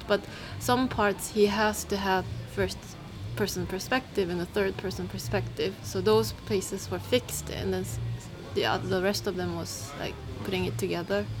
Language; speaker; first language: English; non-native, fluent; Korean